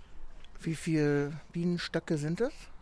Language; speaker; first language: German; native; German